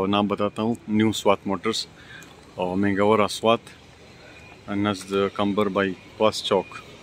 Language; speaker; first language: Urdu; non-native, local second language; Pashto